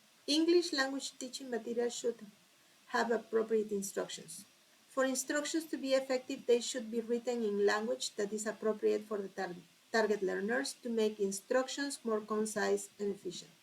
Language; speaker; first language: English; non-native, fluent; Spanish